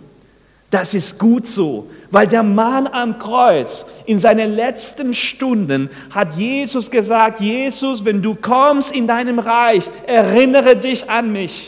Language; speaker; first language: German; non-native, fluent; Spanish